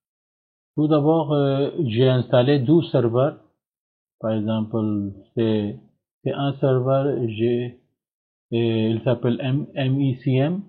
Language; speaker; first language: French; non-native, learner; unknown